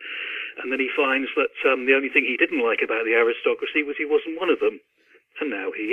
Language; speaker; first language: English; native; English